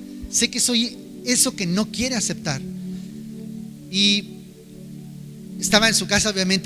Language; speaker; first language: Spanish; native; Spanish